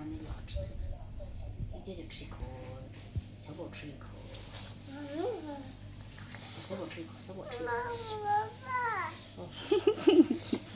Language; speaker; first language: Chinese; native; Chinese